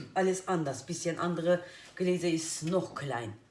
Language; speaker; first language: German; non-native, learner; Turkish